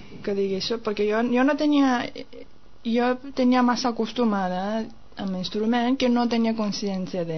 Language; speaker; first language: Catalan; non-native, fluent; Japanese